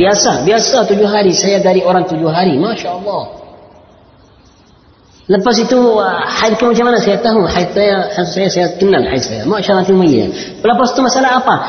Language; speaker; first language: Indonesian; non-native, learner; Arabic